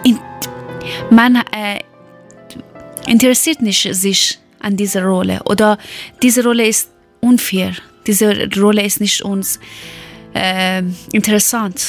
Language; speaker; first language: German; non-native, learner; Persian